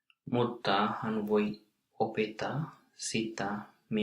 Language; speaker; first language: Finnish; non-native, learner; English